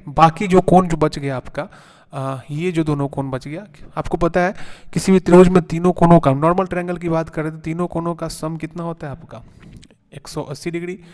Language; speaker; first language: Hindi; native; Hindi